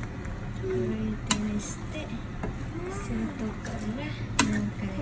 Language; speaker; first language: Japanese; non-native, fluent; Filipino